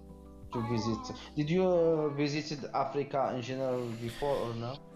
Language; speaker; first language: English; non-native, learner; Arabic